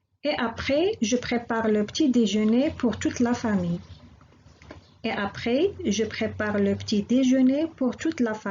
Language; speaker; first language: French; non-native, local second language; Arabic